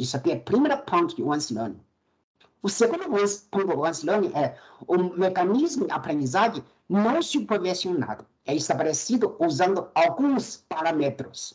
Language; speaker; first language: Portuguese; non-native, fluent; Chinese